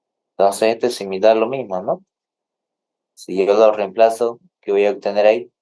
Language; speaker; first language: Spanish; native; Spanish